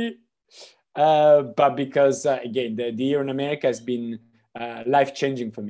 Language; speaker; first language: English; non-native, fluent; Italian